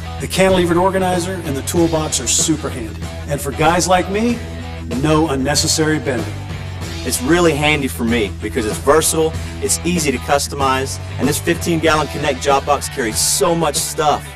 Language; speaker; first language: English; native; English